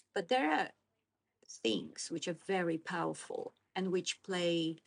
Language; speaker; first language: English; non-native, fluent; Azerbaijani